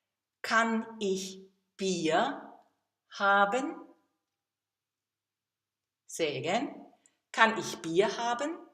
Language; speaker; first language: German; non-native, fluent; English